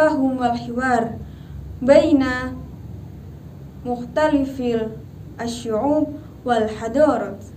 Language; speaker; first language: Arabic; non-native, learner; Indonesian